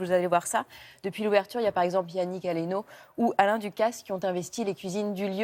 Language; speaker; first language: French; native; French